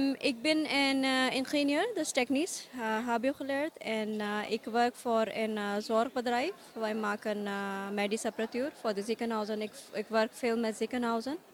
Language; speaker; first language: Dutch; non-native, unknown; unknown